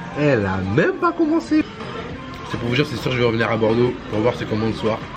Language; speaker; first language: French; native; French